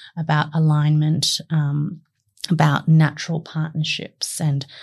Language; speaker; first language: English; native; English